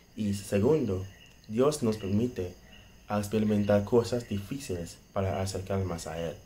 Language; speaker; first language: Spanish; non-native, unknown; English